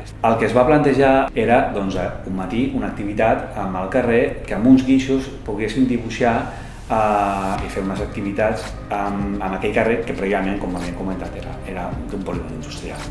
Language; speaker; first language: Catalan; native; Catalan